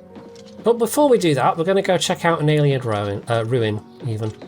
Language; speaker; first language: English; native; English